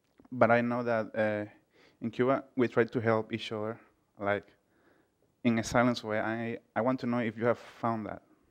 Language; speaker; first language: English; non-native, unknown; Spanish